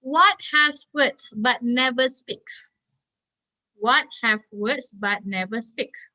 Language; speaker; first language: English; non-native, local second language; Malay